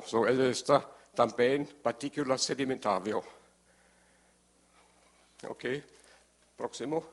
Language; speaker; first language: Portuguese; non-native, learner; German